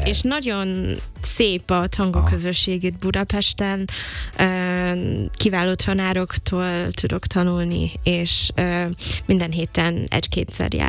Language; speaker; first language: Hungarian; non-native, fluent; English